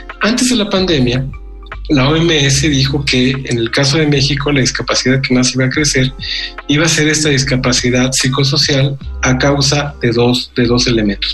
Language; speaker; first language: Spanish; native; Spanish